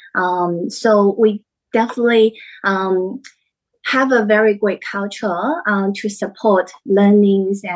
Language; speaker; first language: English; non-native, fluent; Chinese